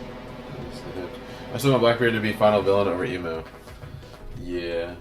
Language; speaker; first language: English; native; English